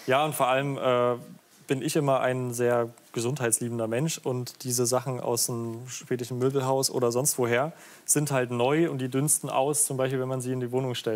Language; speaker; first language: German; native; German